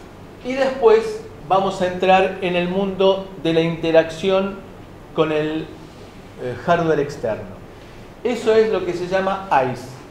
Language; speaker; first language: Spanish; native; Spanish